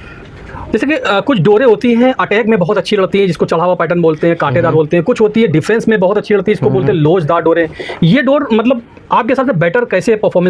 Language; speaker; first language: Hindi; native; Hindi